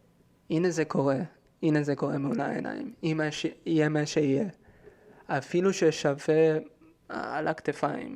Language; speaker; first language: Hebrew; early bilingual, heritage; Hebrew